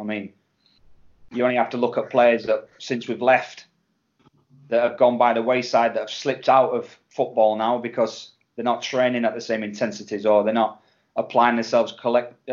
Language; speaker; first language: English; native; English